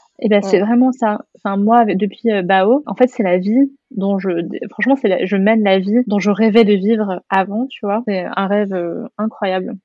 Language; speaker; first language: French; native; French